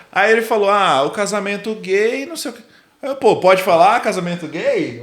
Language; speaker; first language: Portuguese; native; Portuguese